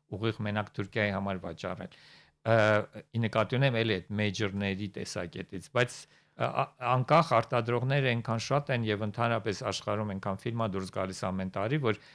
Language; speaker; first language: Armenian; native; Armenian